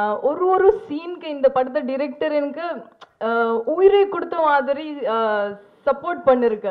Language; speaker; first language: Tamil; non-native, learner; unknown